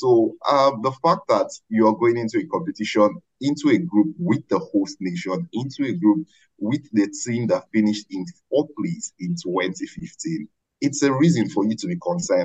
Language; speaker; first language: English; non-native, local second language; Igbo